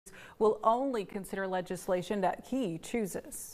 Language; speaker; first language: English; native; English